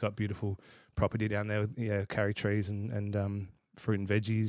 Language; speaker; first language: English; native; English